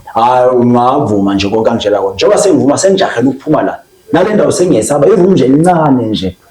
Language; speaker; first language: Zulu; non-native, local second language; Xhosa